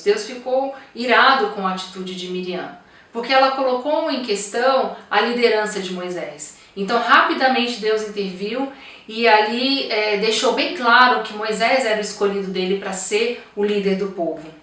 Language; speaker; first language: Portuguese; native; Portuguese